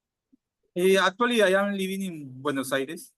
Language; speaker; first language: English; non-native, learner; Spanish